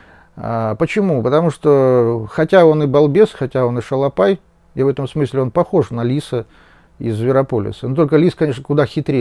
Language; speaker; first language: Russian; native; Russian